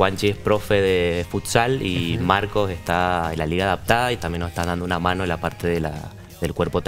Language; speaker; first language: Spanish; native; Spanish